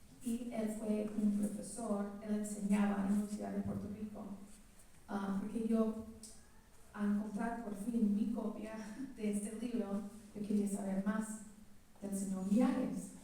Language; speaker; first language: Spanish; early bilingual, heritage; English